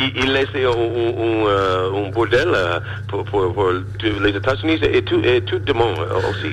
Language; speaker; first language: French; non-native, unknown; English